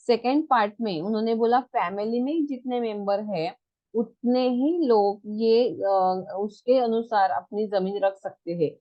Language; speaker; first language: Hindi; non-native, local second language; Marathi